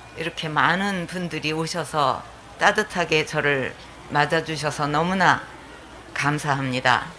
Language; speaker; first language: Korean; native; Korean